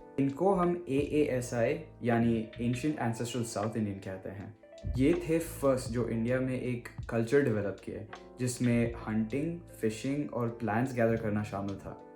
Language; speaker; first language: Hindi; early bilingual, heritage; Hindi